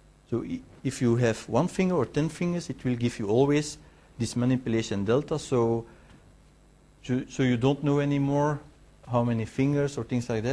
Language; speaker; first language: English; non-native, fluent; Dutch